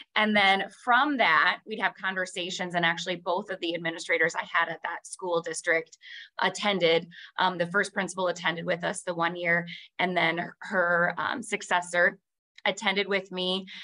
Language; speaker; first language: English; native; English